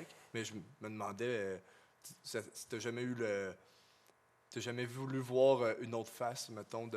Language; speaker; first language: French; native; French